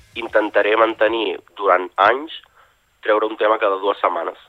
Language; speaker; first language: Catalan; native; Catalan